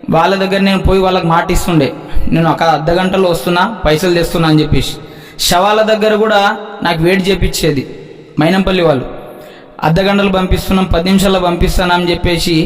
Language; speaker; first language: Telugu; non-native, local second language; Lambadi